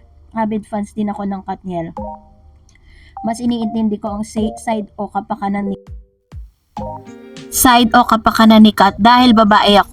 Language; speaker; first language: Filipino; native; Filipino